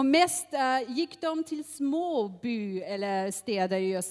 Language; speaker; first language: Swedish; non-native, learner; German